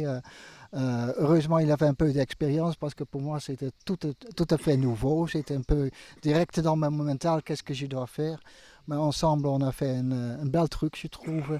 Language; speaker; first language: French; non-native, fluent; Dutch